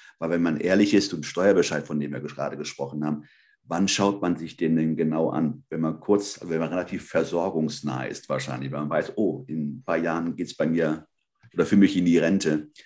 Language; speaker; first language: German; early bilingual, other home language; Spanish